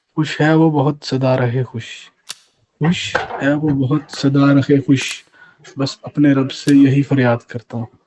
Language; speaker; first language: Urdu; non-native, local second language; Punjabi